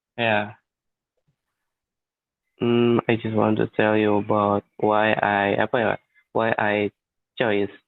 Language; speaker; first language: English; non-native, learner; Indonesian